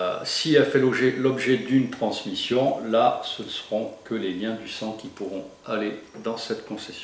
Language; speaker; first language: French; native; French